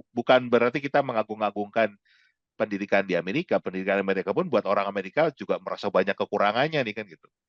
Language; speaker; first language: Indonesian; native; Indonesian